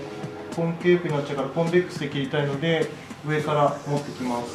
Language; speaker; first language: Japanese; native; Japanese